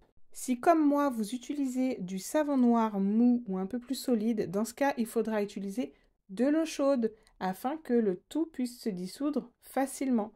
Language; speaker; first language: French; native; French